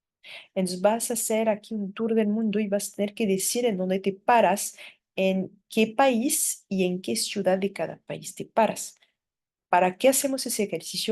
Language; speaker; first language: Spanish; non-native, fluent; French